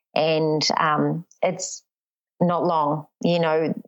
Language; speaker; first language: English; native; English